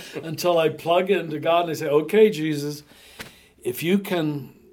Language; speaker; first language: English; native; English